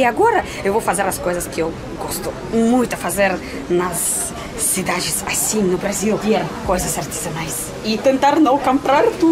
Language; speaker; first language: Portuguese; non-native, fluent; Russian